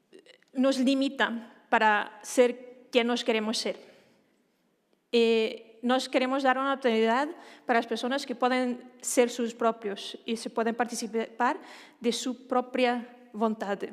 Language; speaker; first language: Spanish; non-native, fluent; Danish